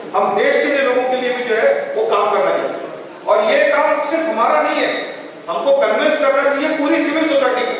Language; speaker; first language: Hindi; non-native, local second language; Urdu